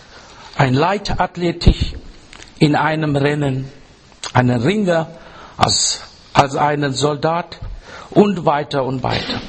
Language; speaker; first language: German; non-native, fluent; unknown